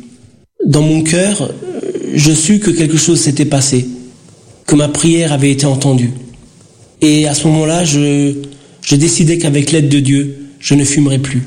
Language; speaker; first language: French; early bilingual, other home language; Portuguese